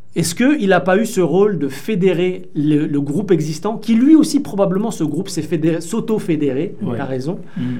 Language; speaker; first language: French; native; French